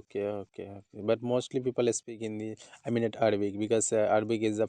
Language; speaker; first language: English; non-native, learner; Hindi